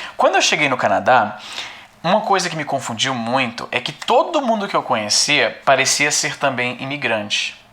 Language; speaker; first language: Portuguese; native; Portuguese